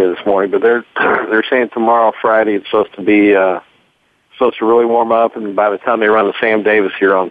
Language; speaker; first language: English; native; English